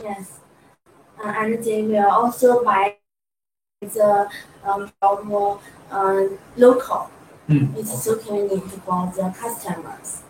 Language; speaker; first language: English; non-native, learner; Chinese